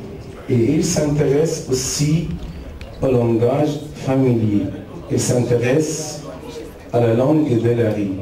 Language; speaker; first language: French; non-native, fluent; Arabic